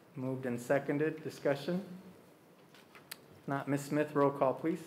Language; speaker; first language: English; early bilingual, other home language; Spanish